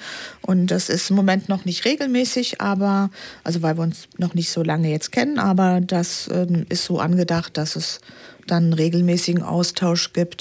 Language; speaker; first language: German; native; German